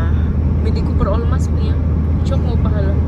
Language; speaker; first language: Turkish; non-native, learner; Indonesian